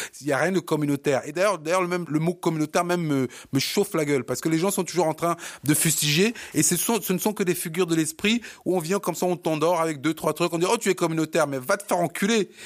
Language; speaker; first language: French; early bilingual, other home language; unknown